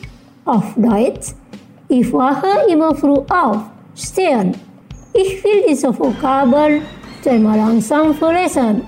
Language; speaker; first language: German; non-native, fluent; Indonesian